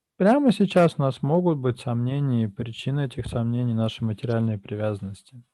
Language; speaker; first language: Russian; native; Russian